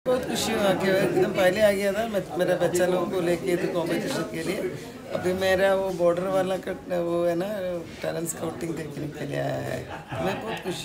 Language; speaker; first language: Hindi; non-native, local second language; Malayalam